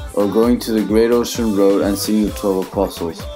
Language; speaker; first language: English; non-native, fluent; Spanish